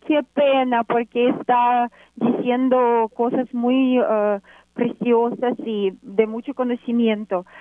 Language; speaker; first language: Spanish; non-native, fluent; Ukrainian